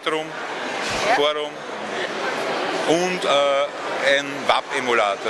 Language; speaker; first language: German; native; German